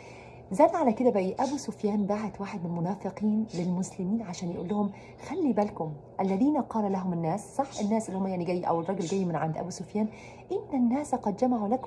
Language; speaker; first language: Arabic; native; Arabic